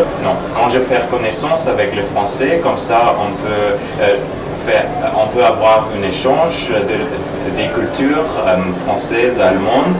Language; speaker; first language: French; non-native, learner; German